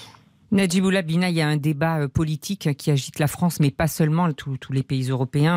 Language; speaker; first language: French; native; French